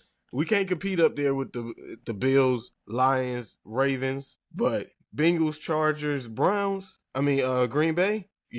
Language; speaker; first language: English; native; English